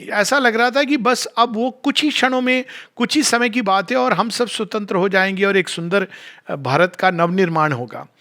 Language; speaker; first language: Hindi; native; Hindi